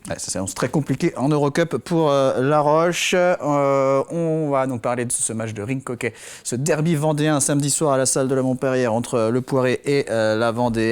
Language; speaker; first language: French; native; French